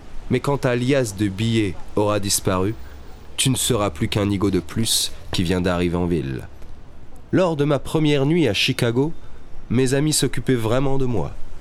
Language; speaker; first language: French; native; French